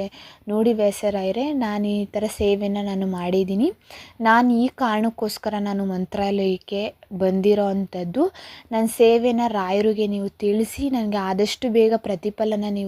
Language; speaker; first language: Kannada; native; Kannada